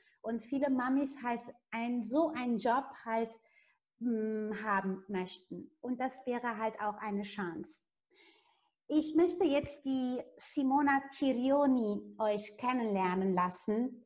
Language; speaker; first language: German; non-native, fluent; Italian